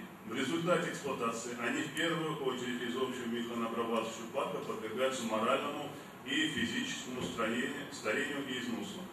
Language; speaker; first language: Russian; native; Russian